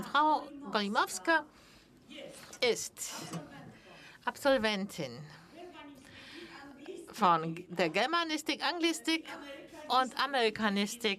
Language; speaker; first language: German; non-native, fluent; Polish